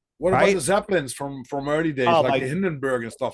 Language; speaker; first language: English; non-native, fluent; Dutch